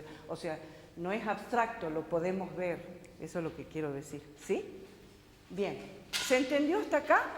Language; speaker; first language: Spanish; native; Spanish